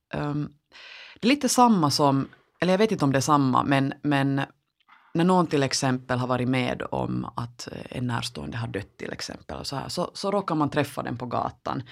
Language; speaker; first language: Swedish; native; Swedish